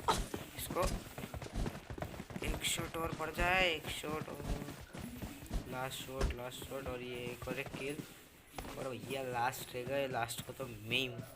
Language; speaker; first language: Hindi; native; Hindi